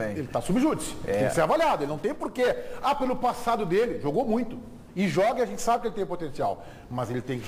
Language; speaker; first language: Portuguese; native; Portuguese